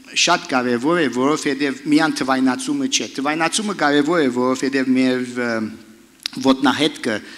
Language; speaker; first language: Armenian; early bilingual, heritage; Armenian